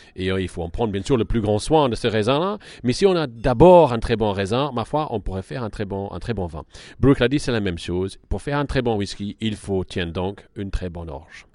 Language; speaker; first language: French; non-native, fluent; English